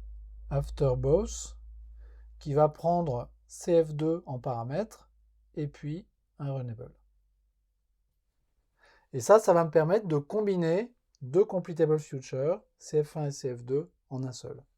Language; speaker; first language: French; native; French